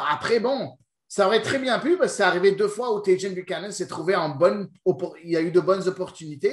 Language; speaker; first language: French; native; French